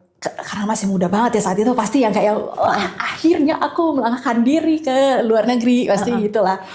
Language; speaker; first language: Indonesian; native; Indonesian